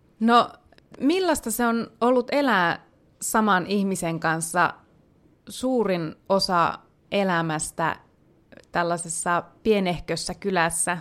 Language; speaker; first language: Finnish; native; Finnish